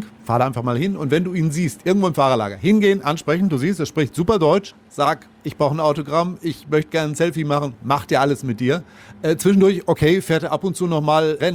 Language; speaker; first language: German; native; German